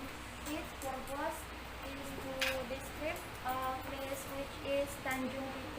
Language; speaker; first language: English; non-native, learner; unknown